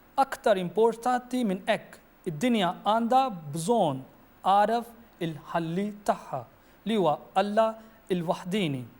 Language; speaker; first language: Maltese; non-native, fluent; Urdu